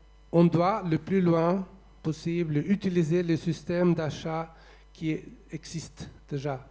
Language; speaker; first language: French; non-native, fluent; Swedish